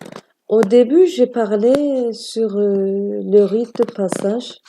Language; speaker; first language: French; non-native, learner; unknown